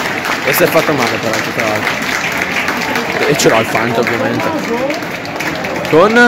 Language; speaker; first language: Italian; native; Italian